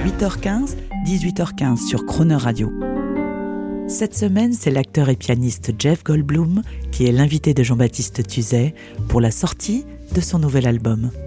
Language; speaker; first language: French; native; French